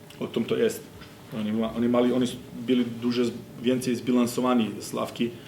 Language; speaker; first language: Polish; non-native, fluent; Serbian